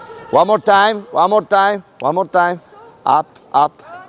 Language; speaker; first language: English; non-native, learner; Italian